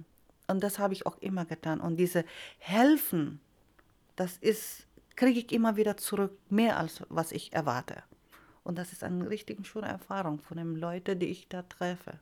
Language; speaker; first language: German; non-native, fluent; Iloko